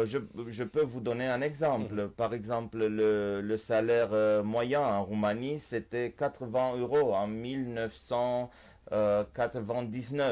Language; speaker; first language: French; non-native, fluent; Romanian